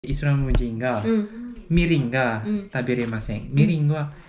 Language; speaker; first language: Japanese; non-native, learner; Indonesian